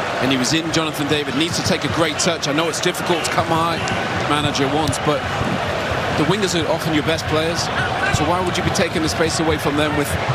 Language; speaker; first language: English; native; English